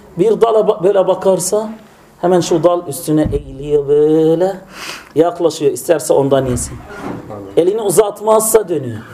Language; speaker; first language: Turkish; non-native, fluent; Arabic